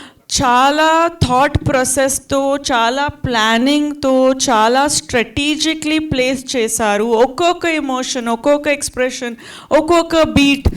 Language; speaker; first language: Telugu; non-native, fluent; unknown